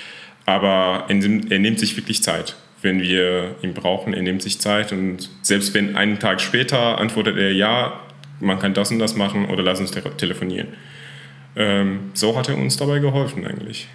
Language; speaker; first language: German; non-native, fluent; Persian